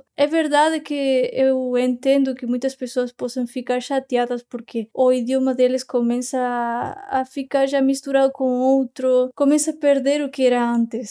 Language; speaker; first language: Portuguese; non-native, fluent; Spanish